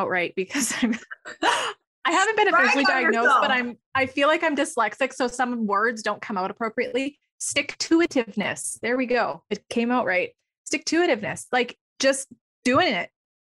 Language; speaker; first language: English; native; English